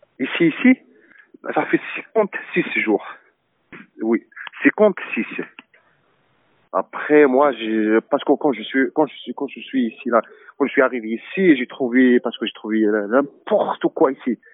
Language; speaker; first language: French; non-native, learner; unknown